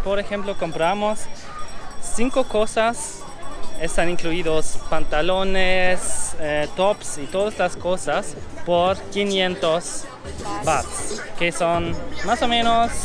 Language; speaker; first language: Spanish; non-native, learner; German